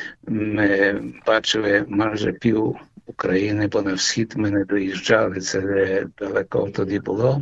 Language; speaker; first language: Ukrainian; early bilingual, heritage; Ukrainian